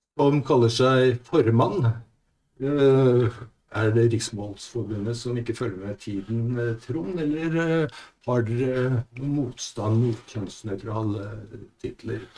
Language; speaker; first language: Norwegian; native; Norwegian